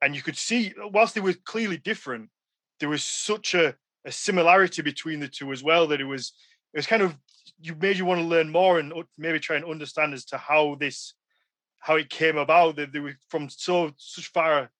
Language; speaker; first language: English; native; English